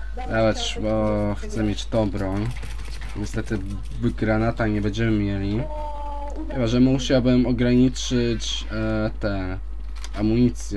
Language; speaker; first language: Polish; native; Polish